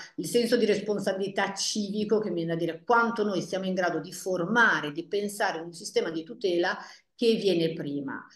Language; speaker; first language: Italian; native; Italian